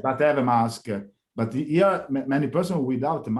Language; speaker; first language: English; non-native, learner; Italian